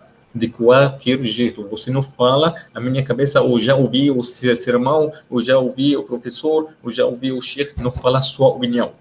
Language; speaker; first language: Portuguese; non-native, learner; Arabic